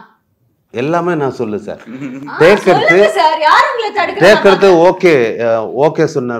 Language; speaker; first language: Tamil; non-native, learner; Malayalam